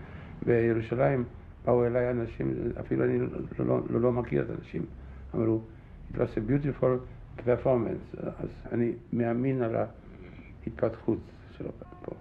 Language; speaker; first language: Hebrew; non-native, fluent; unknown